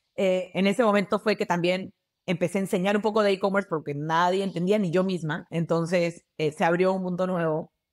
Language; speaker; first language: Spanish; native; Spanish